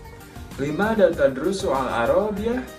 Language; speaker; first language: Arabic; non-native, learner; Indonesian